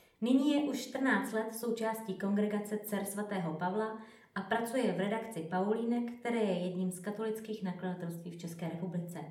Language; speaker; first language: Czech; native; Czech